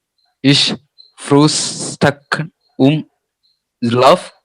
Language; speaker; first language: German; non-native, learner; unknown